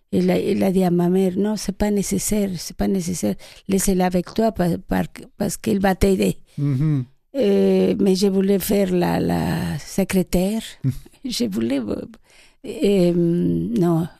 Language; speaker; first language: French; non-native, learner; Spanish